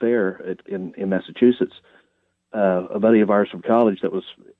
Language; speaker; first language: English; native; English